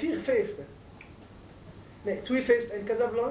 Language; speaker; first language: Dutch; non-native, learner; Arabic